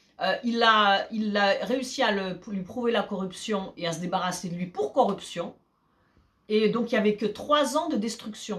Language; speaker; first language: French; early bilingual, other home language; Polish